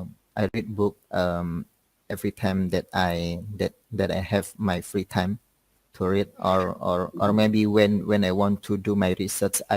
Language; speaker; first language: English; non-native, learner; Indonesian